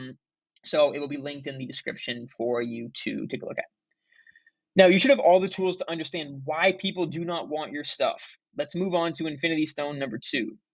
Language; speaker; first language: English; native; English